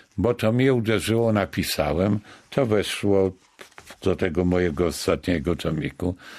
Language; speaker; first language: Polish; native; Polish